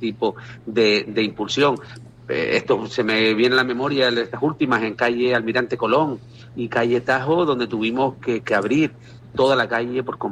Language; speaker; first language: Spanish; native; Spanish